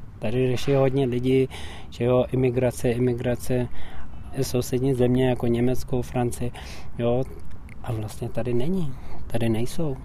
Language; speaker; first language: Czech; non-native, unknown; Tibetan